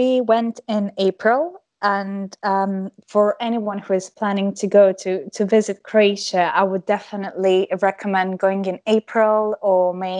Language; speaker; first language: English; non-native, fluent; Croatian